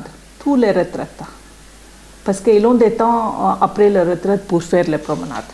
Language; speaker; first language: French; non-native, learner; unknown